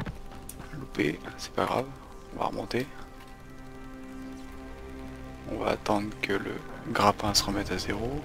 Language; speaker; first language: French; native; French